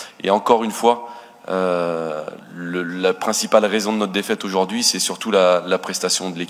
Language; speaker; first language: French; native; French